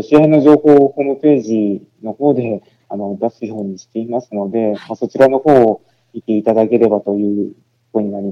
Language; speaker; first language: Japanese; native; Japanese